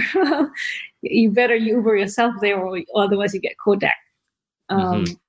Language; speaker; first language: English; early bilingual, other home language; Indonesian